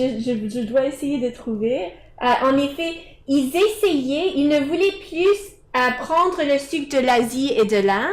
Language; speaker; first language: French; non-native, fluent; English